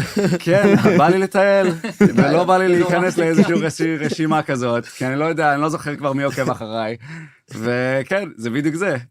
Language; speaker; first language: Hebrew; early bilingual, heritage; English